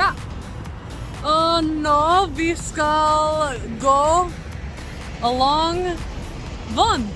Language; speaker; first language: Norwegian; non-native, learner; English